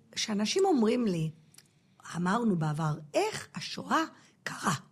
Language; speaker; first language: Hebrew; non-native, fluent; English